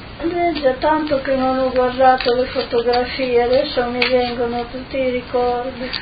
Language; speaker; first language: Italian; non-native, local second language; Slovenian